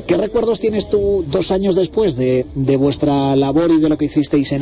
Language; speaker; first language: Spanish; native; Spanish